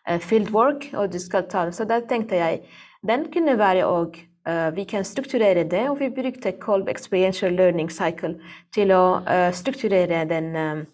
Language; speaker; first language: Norwegian; non-native, learner; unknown